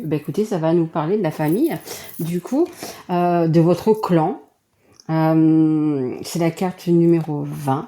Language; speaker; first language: French; native; French